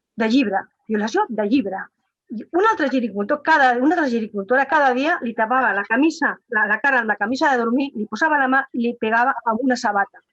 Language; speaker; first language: Catalan; non-native, local second language; Spanish